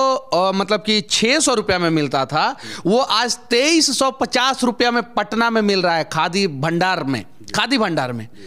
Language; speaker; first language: Hindi; native; Hindi